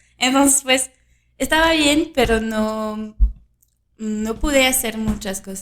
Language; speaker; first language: Spanish; non-native, fluent; French